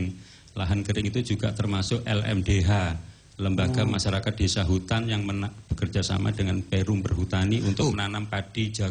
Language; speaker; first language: Indonesian; non-native, local second language; Javanese